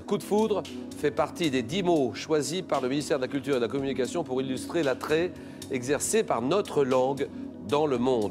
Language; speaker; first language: French; native; French